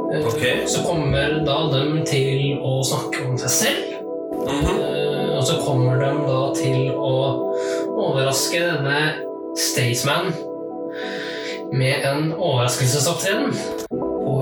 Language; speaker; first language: Norwegian; native; Norwegian